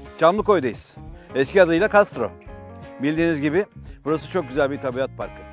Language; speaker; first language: Turkish; native; Turkish